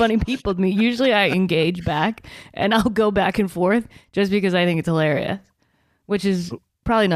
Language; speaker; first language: English; native; English